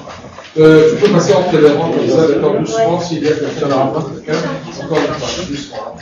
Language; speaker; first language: French; non-native, fluent; Arabic